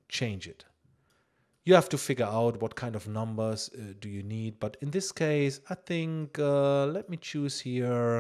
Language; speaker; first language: English; non-native, fluent; German